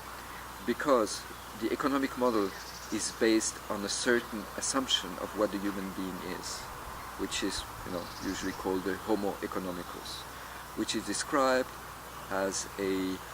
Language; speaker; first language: English; non-native, fluent; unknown